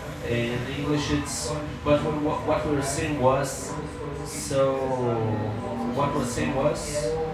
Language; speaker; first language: English; non-native, fluent; Portuguese